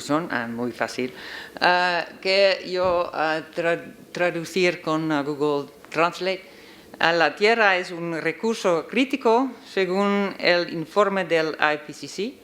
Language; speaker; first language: Spanish; non-native, learner; Dutch